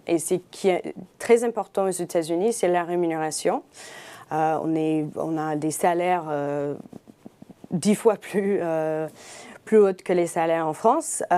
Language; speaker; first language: French; non-native, fluent; English